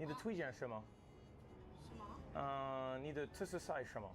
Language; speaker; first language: Chinese; non-native, learner; English